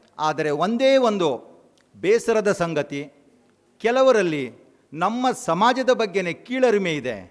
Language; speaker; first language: Kannada; non-native, local second language; Konkani